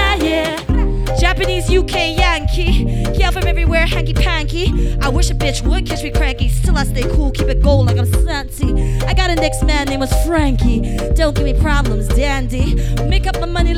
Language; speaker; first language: English; native; English